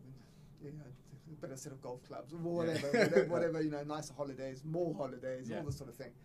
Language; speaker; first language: English; native; English